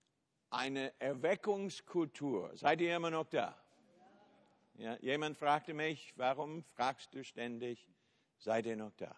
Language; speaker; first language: German; non-native, fluent; English